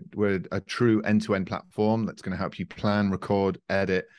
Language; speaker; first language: English; native; English